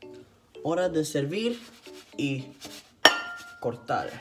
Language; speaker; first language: Spanish; non-native, learner; Swedish